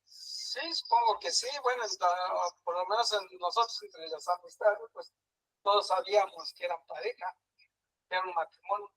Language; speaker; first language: Spanish; native; Spanish